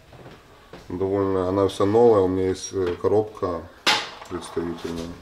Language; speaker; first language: Russian; native; Russian